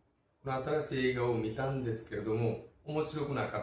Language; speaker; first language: Japanese; non-native, fluent; Bangla